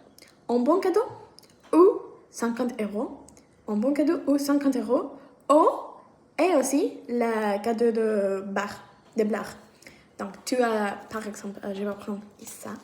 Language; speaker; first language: French; non-native, learner; Spanish